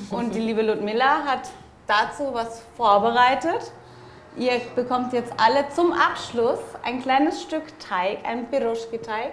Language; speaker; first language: German; native; German